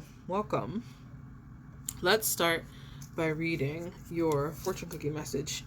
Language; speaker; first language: English; native; English